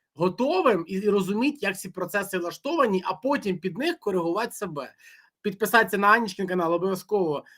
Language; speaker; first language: Ukrainian; non-native, local second language; Russian